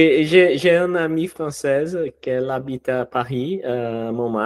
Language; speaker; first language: French; non-native, learner; Portuguese